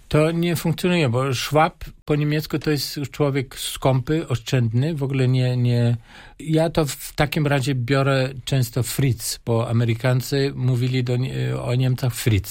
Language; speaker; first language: Polish; non-native, fluent; German